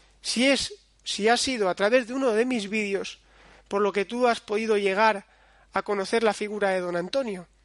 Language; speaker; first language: Spanish; native; Spanish